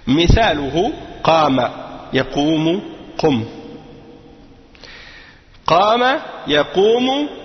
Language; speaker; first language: Arabic; non-native, fluent; French